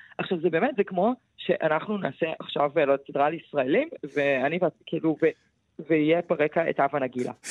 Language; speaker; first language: Hebrew; early bilingual, other home language; Russian